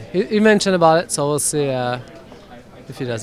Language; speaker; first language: English; non-native, local second language; French